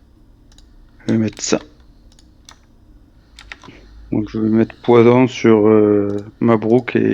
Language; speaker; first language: French; native; French